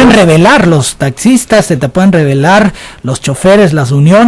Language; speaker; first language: Spanish; native; Spanish